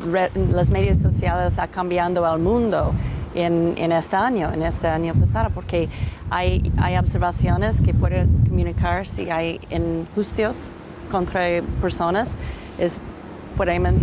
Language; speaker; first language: Spanish; non-native, learner; English